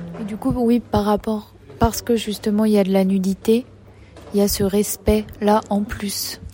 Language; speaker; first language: French; native; French